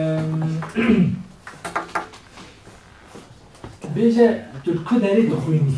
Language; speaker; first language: French; non-native, fluent; Kurdish